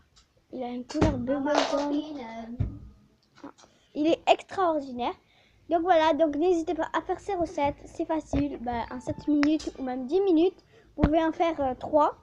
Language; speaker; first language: French; native; French